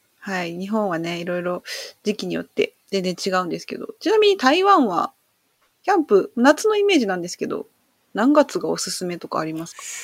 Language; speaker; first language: Japanese; native; Japanese